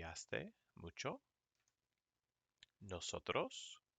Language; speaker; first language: Spanish; non-native, fluent; English